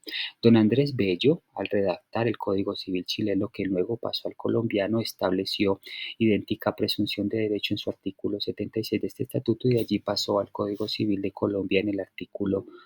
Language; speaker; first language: Spanish; native; Spanish